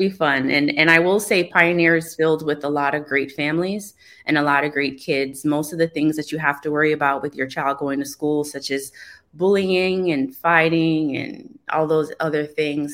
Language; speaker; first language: English; native; English